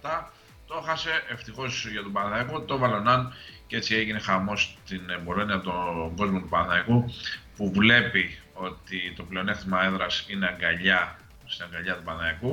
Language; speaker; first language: Greek; native; Greek